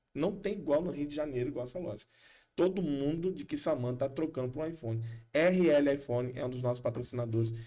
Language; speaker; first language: Portuguese; native; Portuguese